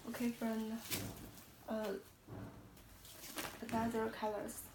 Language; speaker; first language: English; non-native, learner; Chinese